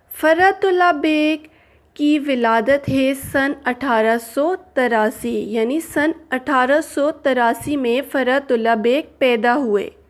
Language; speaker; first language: Urdu; non-native, local second language; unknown